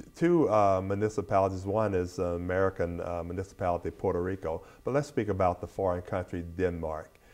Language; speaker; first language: English; native; English